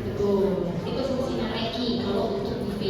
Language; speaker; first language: Indonesian; native; Indonesian